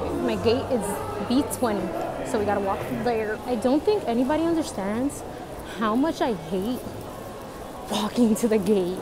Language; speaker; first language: English; early bilingual, other home language; Spanish